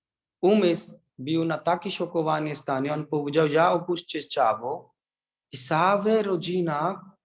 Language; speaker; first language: Polish; non-native, learner; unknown